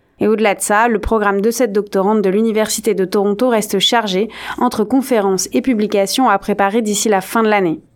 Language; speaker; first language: French; native; French